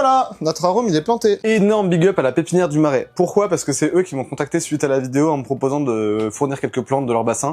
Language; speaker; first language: French; native; French